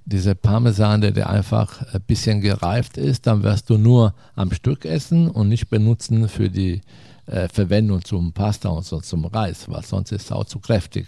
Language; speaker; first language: German; non-native, fluent; Italian